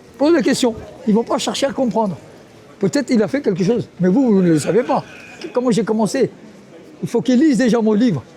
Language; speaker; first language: French; non-native, fluent; Punjabi